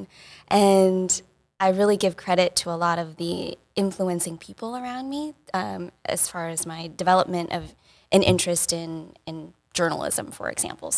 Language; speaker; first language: English; native; English